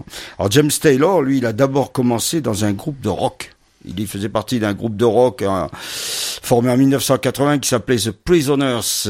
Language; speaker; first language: French; native; French